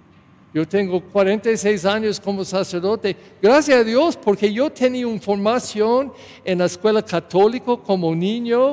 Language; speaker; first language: Spanish; non-native, learner; English